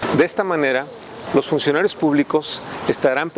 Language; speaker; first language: Spanish; native; Spanish